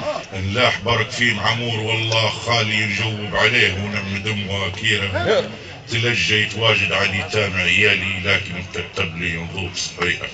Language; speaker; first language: Arabic; native; Arabic